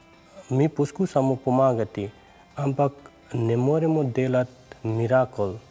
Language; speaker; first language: Slovenian; non-native, learner; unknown